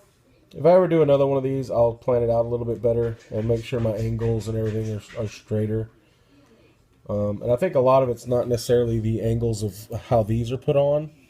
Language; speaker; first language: English; native; English